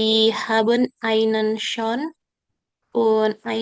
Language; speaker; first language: German; non-native, learner; Indonesian